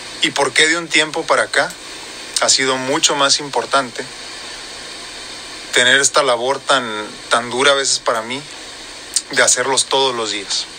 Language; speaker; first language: Spanish; native; Spanish